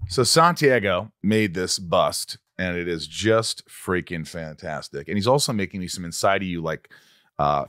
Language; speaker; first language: English; native; English